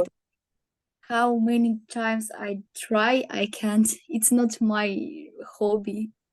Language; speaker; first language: English; non-native, learner; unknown